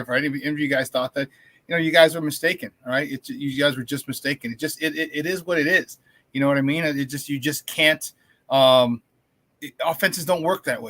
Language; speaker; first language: English; native; English